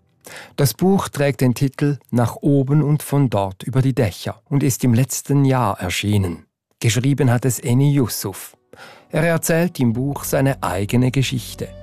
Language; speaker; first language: German; native; German